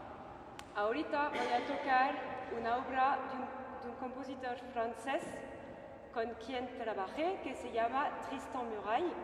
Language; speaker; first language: Spanish; non-native, fluent; French